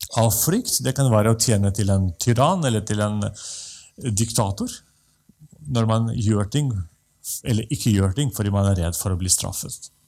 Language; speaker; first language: Norwegian; non-native, fluent; Russian